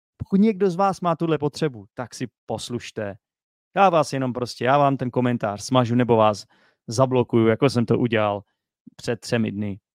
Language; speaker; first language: Czech; native; Czech